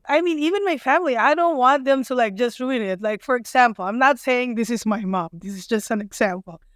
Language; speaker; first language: English; non-native, local second language; Filipino